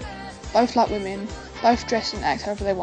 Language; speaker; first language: English; native; English